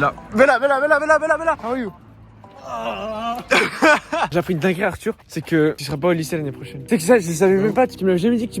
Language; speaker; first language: French; native; French